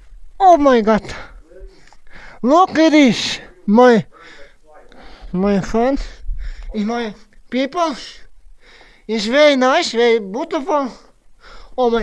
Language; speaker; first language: English; non-native, learner; Croatian